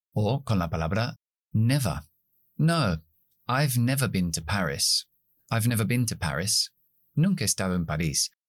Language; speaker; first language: Spanish; non-native, fluent; English